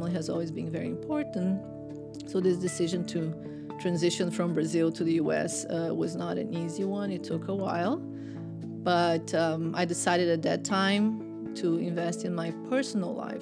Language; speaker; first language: English; non-native, fluent; Portuguese